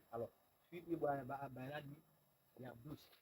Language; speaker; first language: Haitian Creole; native; Haitian Creole